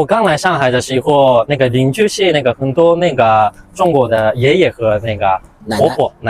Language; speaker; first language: Chinese; non-native, fluent; Japanese